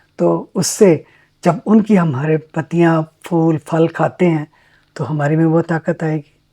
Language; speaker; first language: Hindi; native; Hindi